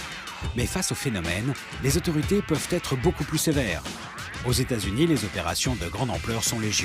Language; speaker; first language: French; native; French